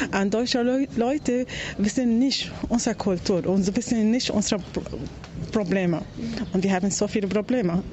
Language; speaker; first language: German; non-native, learner; Arabic